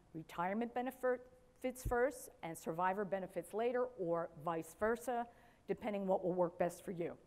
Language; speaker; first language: English; native; English